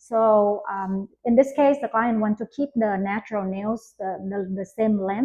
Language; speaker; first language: English; non-native, fluent; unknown